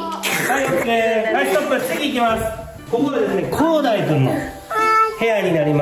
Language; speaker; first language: Japanese; native; Japanese